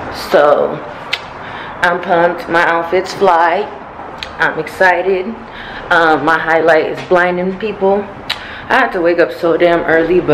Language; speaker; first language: English; native; English